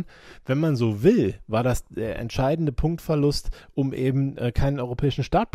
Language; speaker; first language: German; native; German